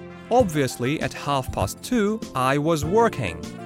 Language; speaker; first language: English; non-native, fluent; Russian